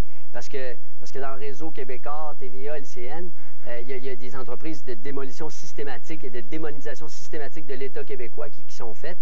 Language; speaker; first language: French; native; French